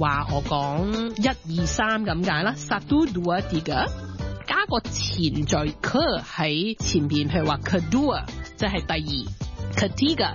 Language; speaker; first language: Cantonese; early bilingual, heritage; Cantonese